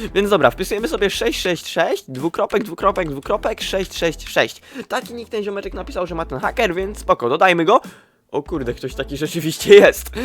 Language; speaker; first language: Polish; native; Polish